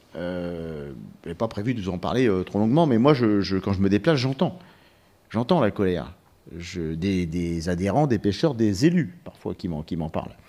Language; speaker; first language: French; native; French